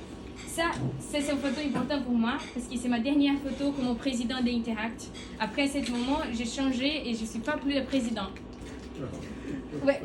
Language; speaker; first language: French; non-native, learner; Portuguese